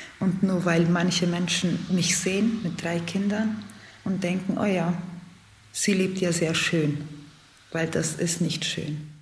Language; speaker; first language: German; native; German